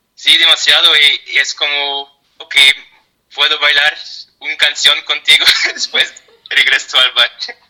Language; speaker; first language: Spanish; non-native, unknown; Dutch